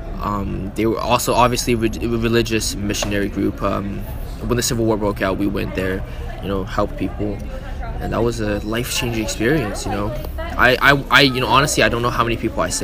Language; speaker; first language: English; early bilingual, other home language; Chinese